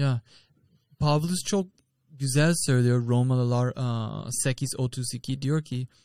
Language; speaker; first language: Turkish; non-native, fluent; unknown